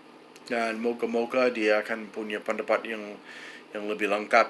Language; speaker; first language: Indonesian; non-native, fluent; English